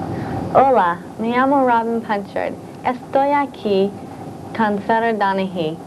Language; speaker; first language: Spanish; non-native, learner; English